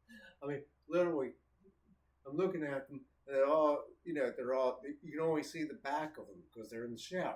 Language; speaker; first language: English; native; English